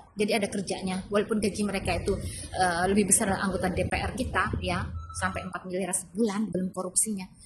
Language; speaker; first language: Indonesian; native; Indonesian